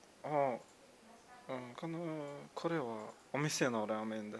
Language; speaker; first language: Japanese; non-native, learner; Mongolian